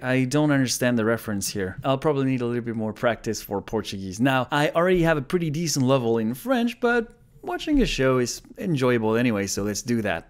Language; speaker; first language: English; non-native, fluent; Japanese